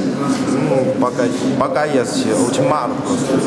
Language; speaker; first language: Russian; non-native, learner; Chinese